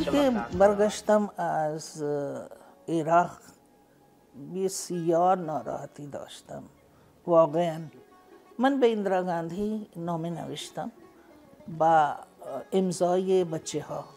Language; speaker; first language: Persian; non-native, fluent; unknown